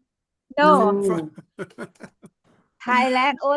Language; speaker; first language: English; non-native, learner; Thai